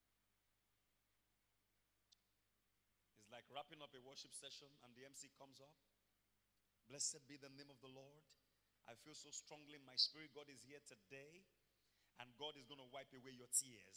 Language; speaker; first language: English; non-native, local second language; Yoruba